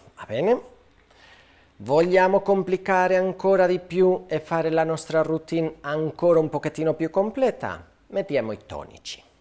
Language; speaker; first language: Italian; non-native, fluent; Spanish